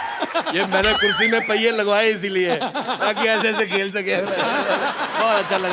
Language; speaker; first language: Hindi; native; Hindi